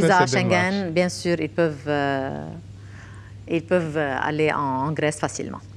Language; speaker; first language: French; non-native, local second language; Arabic